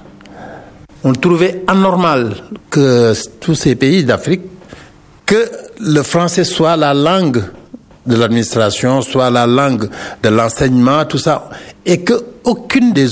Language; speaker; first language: French; non-native, local second language; Wolof